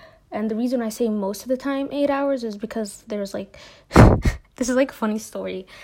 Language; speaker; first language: English; native; English